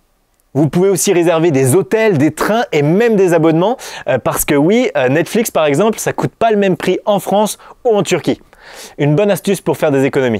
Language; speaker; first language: French; native; French